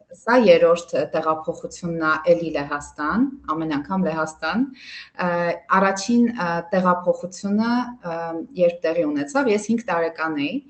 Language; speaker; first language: Armenian; early bilingual, heritage; Armenian